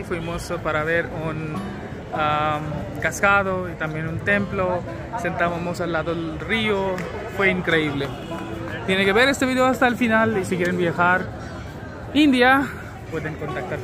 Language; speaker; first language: Spanish; non-native, learner; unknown